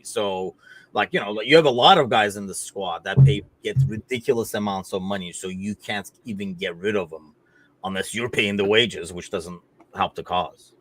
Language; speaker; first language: English; native; English